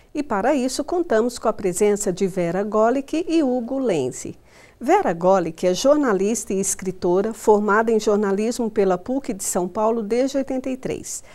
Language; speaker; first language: Portuguese; native; Portuguese